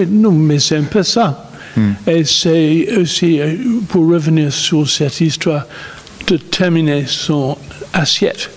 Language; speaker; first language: French; non-native, fluent; English